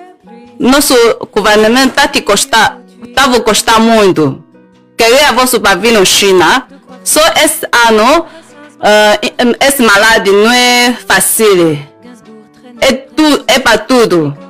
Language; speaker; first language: Portuguese; non-native, learner; Chinese